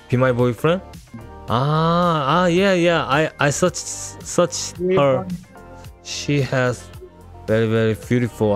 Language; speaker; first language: English; non-native, learner; Korean